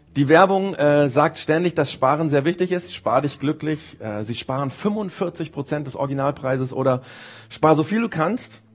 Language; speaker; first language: German; early bilingual, other home language; Japanese